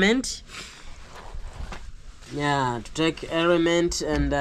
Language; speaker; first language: English; non-native, learner; Swahili